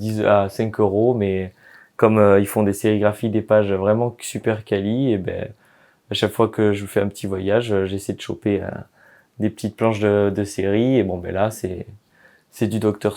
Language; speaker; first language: French; native; French